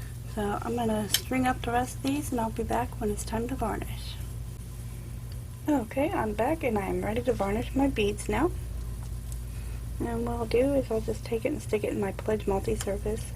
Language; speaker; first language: English; native; English